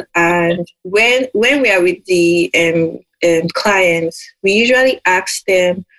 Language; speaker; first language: English; non-native, local second language; Yoruba